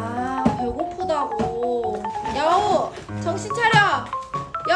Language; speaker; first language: Korean; native; Korean